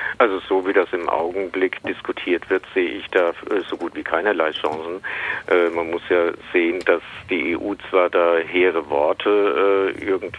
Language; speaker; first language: German; native; German